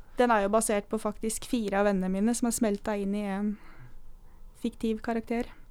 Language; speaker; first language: Norwegian; native; Norwegian